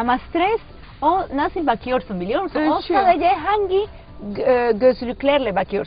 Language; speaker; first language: Turkish; non-native, learner; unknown